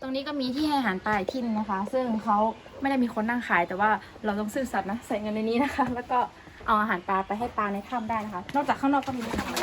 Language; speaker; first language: Thai; native; Thai